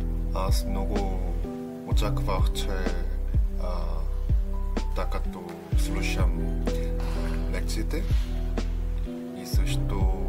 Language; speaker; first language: Bulgarian; non-native, learner; Korean